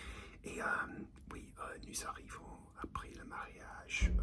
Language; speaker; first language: French; non-native, learner; English